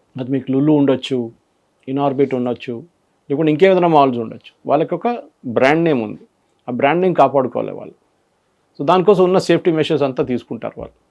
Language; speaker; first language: Telugu; non-native, fluent; Malayalam